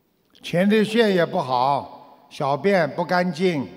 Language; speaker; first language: Chinese; native; Chinese